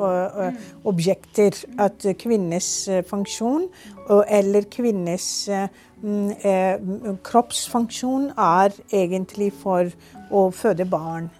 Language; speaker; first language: Norwegian; non-native, fluent; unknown